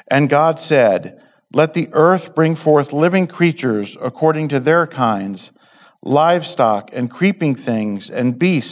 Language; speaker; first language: English; native; English